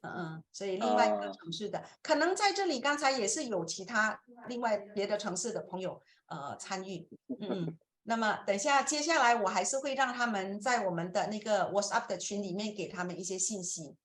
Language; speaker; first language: Chinese; non-native, fluent; Indonesian